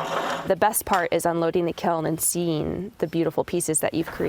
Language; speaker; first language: English; native; English